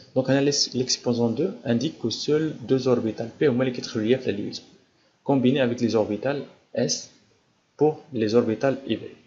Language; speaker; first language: French; non-native, local second language; Arabic